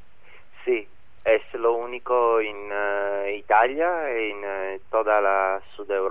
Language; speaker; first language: Spanish; non-native, learner; Italian